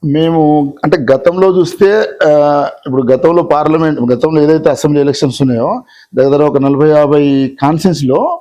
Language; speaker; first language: Telugu; non-native, local second language; Lambadi